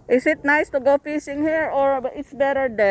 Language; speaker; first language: English; non-native, local second language; Filipino